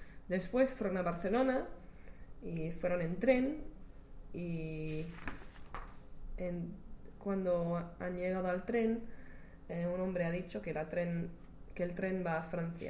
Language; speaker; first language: Spanish; non-native, learner; English